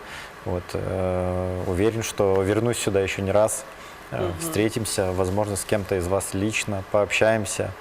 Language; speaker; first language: Russian; native; Russian